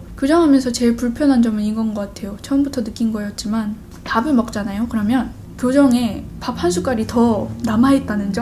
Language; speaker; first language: Korean; early bilingual, other home language; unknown